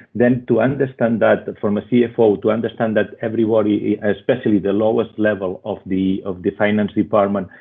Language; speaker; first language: English; non-native, fluent; Spanish